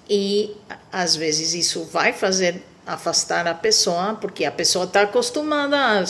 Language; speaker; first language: Portuguese; non-native, fluent; Spanish